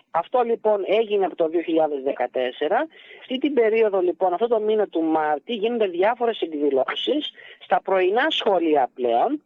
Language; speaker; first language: Greek; early bilingual, heritage; Greek